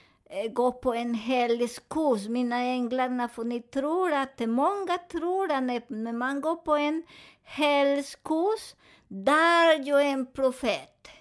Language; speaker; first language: Swedish; non-native, learner; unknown